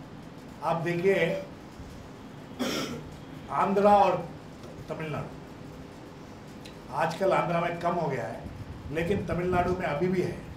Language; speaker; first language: Hindi; non-native, local second language; Kannada